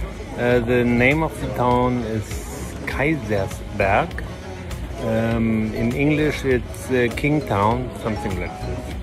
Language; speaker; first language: English; non-native, learner; German